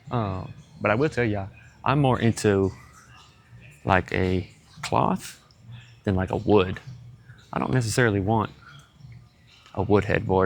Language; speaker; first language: English; native; English